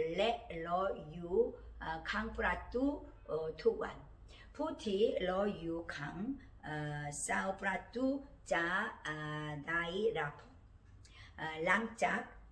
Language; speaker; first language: Thai; non-native, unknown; Korean